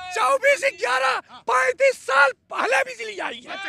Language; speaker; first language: Hindi; native; Hindi